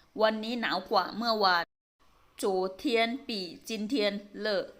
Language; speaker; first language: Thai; native; Thai